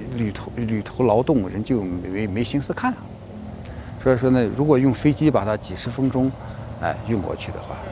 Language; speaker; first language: Chinese; native; Chinese